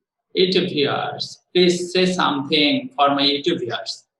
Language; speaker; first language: English; non-native, learner; Bangla